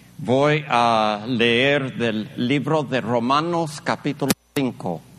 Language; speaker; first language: Spanish; early bilingual, heritage; Spanish